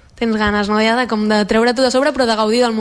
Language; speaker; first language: Catalan; native; Catalan